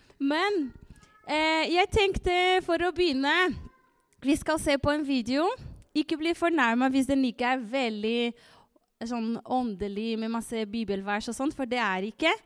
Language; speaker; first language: Norwegian; non-native, fluent; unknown